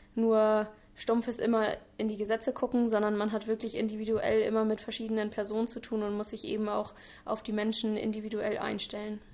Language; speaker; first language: German; native; German